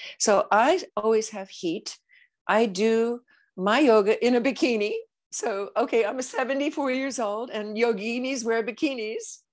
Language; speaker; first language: English; native; English